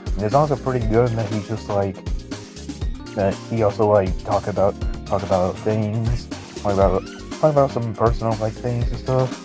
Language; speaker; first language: English; native; English